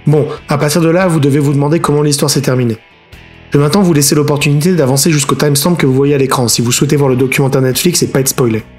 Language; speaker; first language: French; native; French